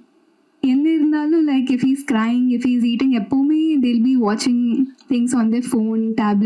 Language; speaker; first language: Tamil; non-native, learner; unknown